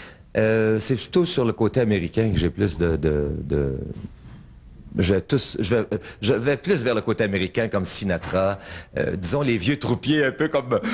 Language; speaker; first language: French; native; French